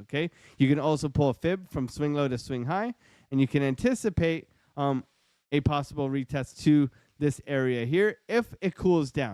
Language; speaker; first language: English; native; English